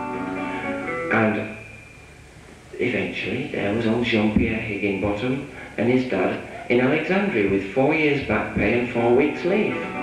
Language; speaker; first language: English; native; English